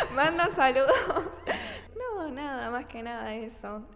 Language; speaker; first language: Spanish; early bilingual, other home language; Japanese